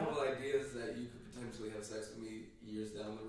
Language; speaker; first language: English; native; English